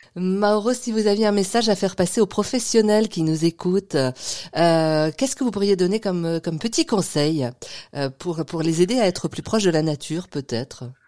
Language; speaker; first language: French; native; French